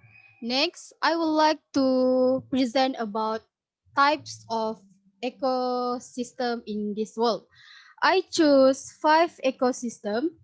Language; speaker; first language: English; non-native, learner; Indonesian